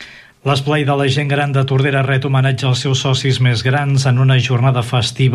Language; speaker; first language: Catalan; native; Catalan